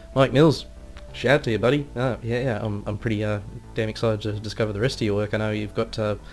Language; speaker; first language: English; native; English